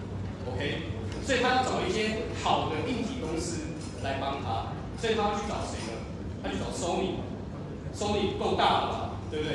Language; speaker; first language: Chinese; native; Chinese